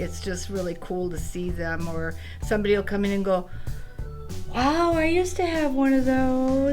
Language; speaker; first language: English; native; English